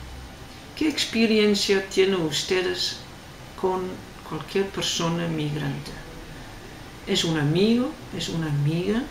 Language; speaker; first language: Spanish; non-native, fluent; Dutch